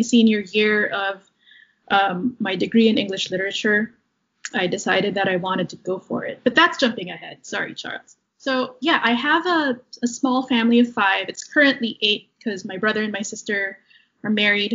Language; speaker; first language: English; non-native, local second language; Filipino